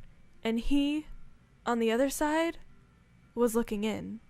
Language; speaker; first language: English; native; English